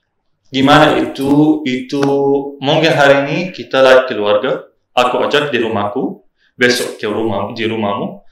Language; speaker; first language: Indonesian; non-native, learner; Arabic